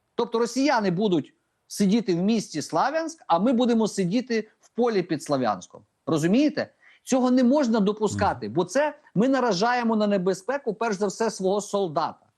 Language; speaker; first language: Ukrainian; native; Ukrainian